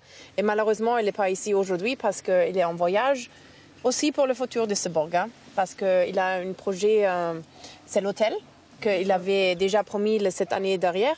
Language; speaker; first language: French; non-native, fluent; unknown